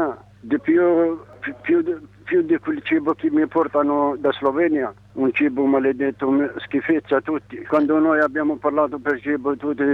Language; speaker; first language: Italian; non-native, learner; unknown